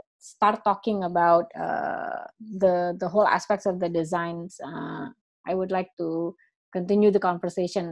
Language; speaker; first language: English; non-native, fluent; Indonesian